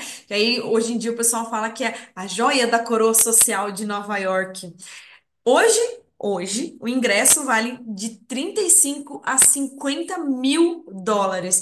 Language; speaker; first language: Portuguese; native; Portuguese